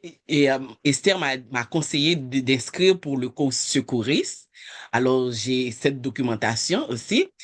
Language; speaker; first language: French; non-native, local second language; Haitian Creole